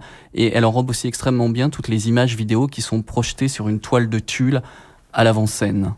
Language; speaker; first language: French; native; French